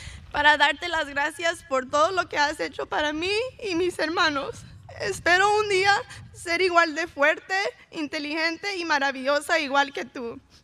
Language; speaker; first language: Spanish; early bilingual, heritage; Spanish